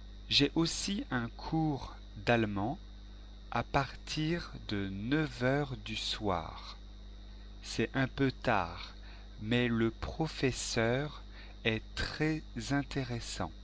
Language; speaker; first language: French; non-native, learner; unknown